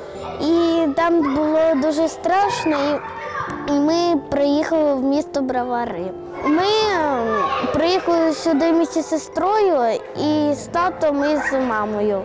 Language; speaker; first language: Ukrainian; non-native, local second language; Russian